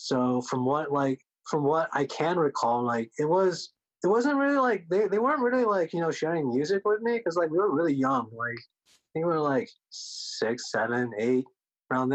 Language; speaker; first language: English; early bilingual, other home language; Korean